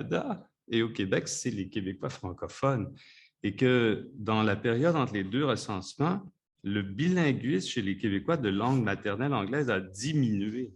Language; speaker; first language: French; native; French